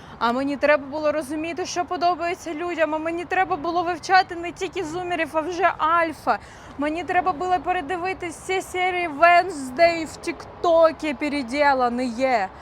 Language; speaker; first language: Ukrainian; non-native, local second language; Russian